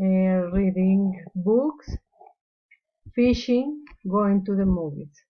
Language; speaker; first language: English; non-native, learner; Spanish